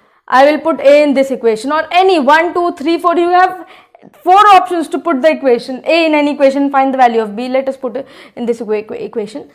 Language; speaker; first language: English; non-native, local second language; Hindi